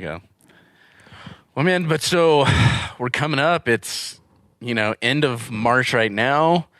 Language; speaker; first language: English; native; English